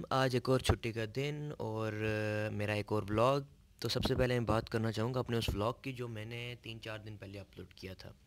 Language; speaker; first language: Urdu; non-native, local second language; Punjabi